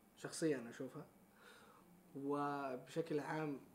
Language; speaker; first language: Arabic; native; Arabic